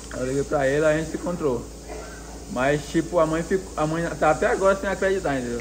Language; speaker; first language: Portuguese; native; Portuguese